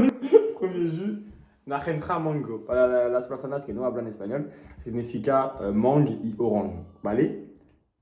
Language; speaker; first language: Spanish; non-native, learner; French